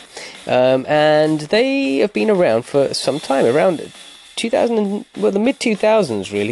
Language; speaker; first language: English; native; English